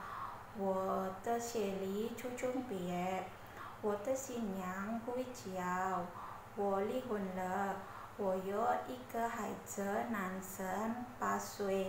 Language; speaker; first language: Chinese; non-native, learner; Indonesian